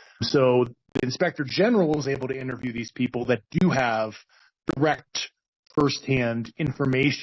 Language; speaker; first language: English; native; English